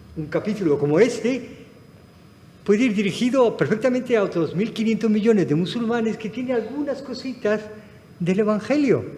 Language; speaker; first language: Spanish; non-native, fluent; Arabic